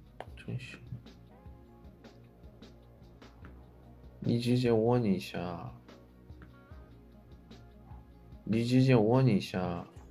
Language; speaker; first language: Chinese; non-native, learner; Korean